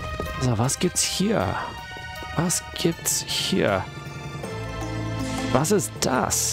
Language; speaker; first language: German; non-native, fluent; English